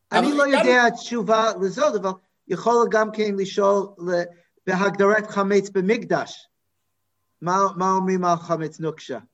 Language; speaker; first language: Hebrew; non-native, fluent; English